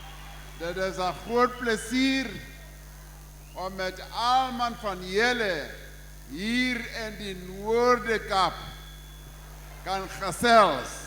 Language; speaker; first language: Afrikaans; non-native, local second language; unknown